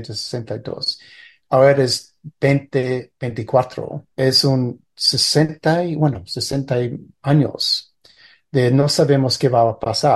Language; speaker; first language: Spanish; early bilingual, heritage; Spanish